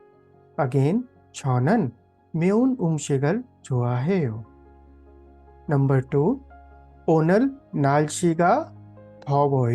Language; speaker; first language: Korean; non-native, fluent; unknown